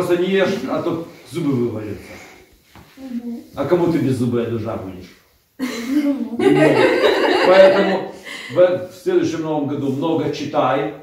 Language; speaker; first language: Russian; native; Russian